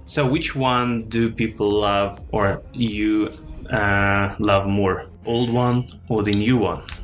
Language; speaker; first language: English; non-native, fluent; Russian